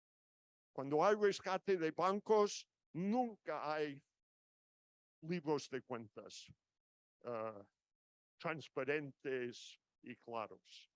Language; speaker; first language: Spanish; non-native, fluent; English